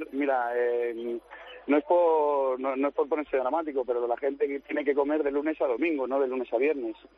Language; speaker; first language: Spanish; native; Spanish